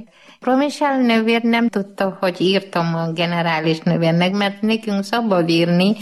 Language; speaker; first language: Hungarian; non-native, learner; Malayalam